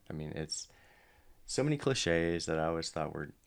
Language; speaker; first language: English; native; English